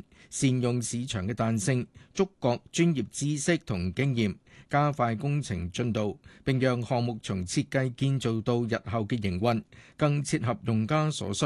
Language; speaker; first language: Cantonese; native; Cantonese